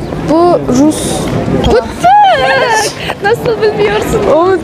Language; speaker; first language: Turkish; non-native, learner; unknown